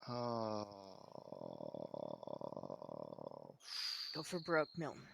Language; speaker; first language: English; native; English